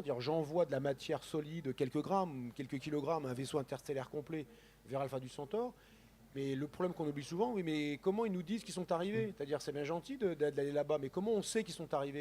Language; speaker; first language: French; native; French